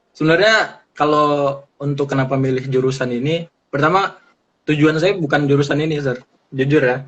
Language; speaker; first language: Indonesian; native; Indonesian